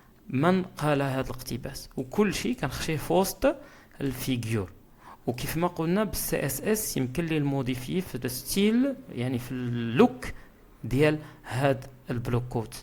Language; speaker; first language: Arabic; native; Arabic